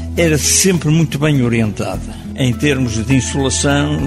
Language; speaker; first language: Portuguese; native; Portuguese